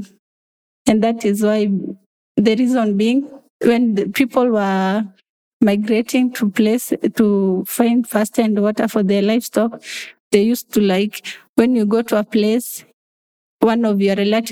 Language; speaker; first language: English; non-native, local second language; Masai